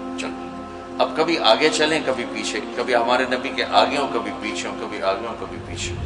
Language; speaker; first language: Urdu; non-native, local second language; Punjabi